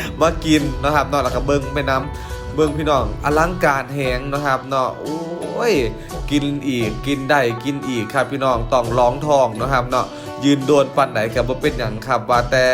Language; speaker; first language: Thai; non-native, local second language; Lao